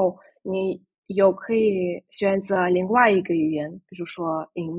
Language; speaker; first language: Chinese; non-native, fluent; Russian